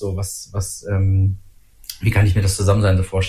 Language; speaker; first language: German; native; German